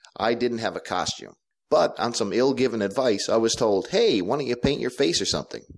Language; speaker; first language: English; native; English